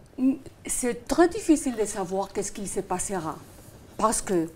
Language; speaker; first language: French; non-native, fluent; Spanish